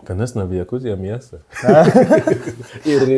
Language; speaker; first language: Russian; non-native, learner; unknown